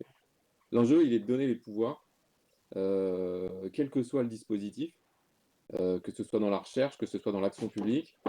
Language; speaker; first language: French; native; French